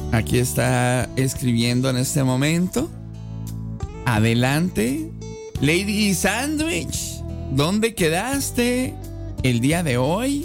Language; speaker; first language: Spanish; native; Spanish